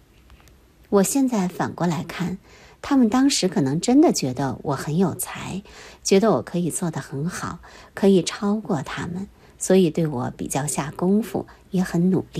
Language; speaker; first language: Chinese; native; Chinese